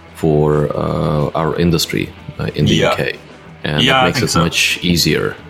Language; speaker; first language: English; non-native, fluent; Russian